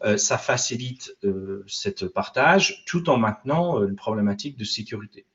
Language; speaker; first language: French; non-native, fluent; English